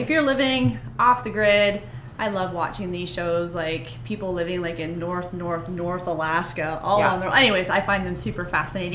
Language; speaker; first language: English; native; English